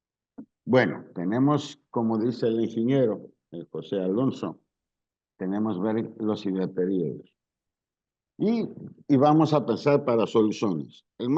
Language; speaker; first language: Spanish; non-native, learner; Greek